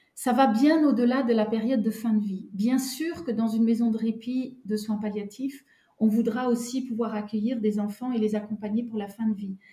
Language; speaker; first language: French; non-native, local second language; Luxembourgish